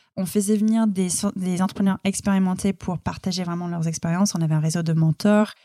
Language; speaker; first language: French; non-native, fluent; English